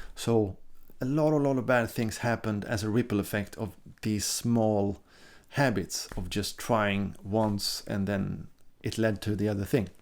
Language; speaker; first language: English; non-native, fluent; Swedish